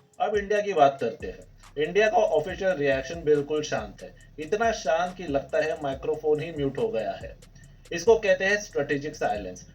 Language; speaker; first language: Hindi; native; Hindi